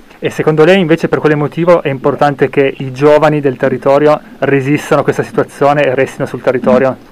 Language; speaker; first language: Italian; native; Italian